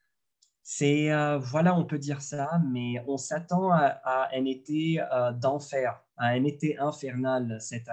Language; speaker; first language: French; non-native, local second language; Arabic